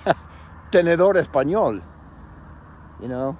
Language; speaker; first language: Spanish; non-native, fluent; English